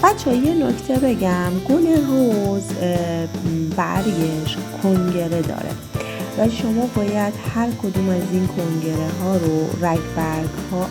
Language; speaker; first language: Persian; native; Persian